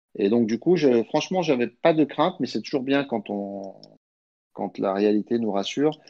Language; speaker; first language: French; early bilingual, other home language; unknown